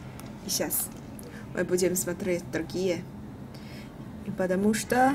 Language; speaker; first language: Russian; non-native, learner; Chinese